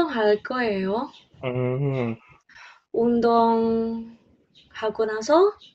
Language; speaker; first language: Korean; non-native, learner; English